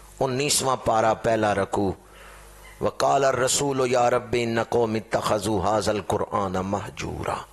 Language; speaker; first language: Urdu; non-native, local second language; Punjabi